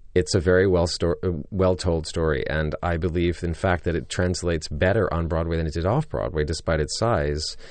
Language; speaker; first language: English; native; English